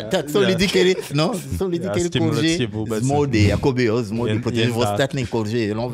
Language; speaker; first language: Czech; non-native, fluent; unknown